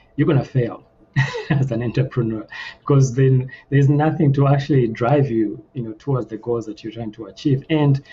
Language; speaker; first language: English; non-native, local second language; Ganda